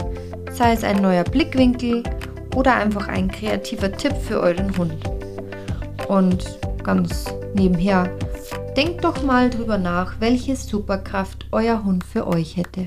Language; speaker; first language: German; native; German